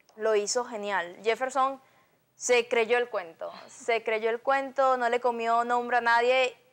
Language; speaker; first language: Spanish; native; Spanish